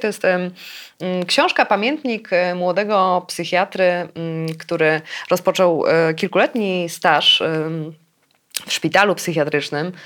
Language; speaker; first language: Polish; native; Polish